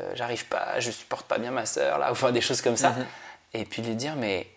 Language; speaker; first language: French; native; French